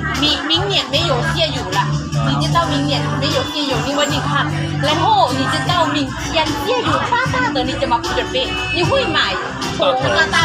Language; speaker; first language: Chinese; non-native, learner; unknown